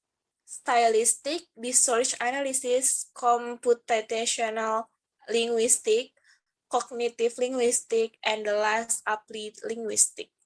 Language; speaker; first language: English; non-native, learner; Indonesian